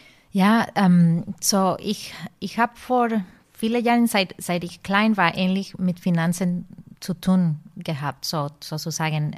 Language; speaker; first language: German; non-native, fluent; Spanish